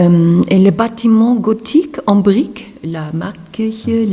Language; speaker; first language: French; non-native, fluent; German